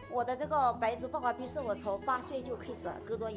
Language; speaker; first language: Chinese; non-native, local second language; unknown